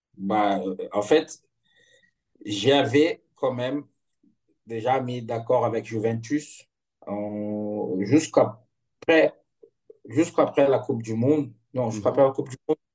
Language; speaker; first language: French; non-native, fluent; Portuguese